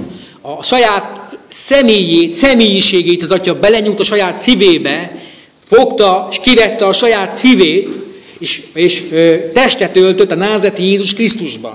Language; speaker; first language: Hungarian; native; Hungarian